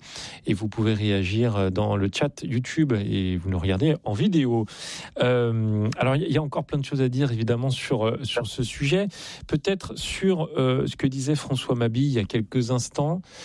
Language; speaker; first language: French; native; French